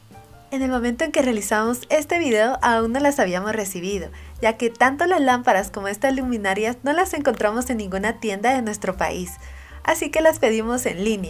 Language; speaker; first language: Spanish; native; Spanish